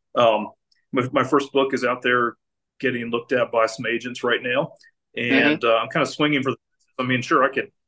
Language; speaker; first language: English; native; English